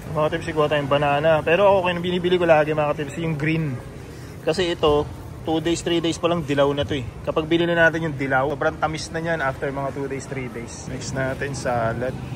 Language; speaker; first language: Filipino; native; Filipino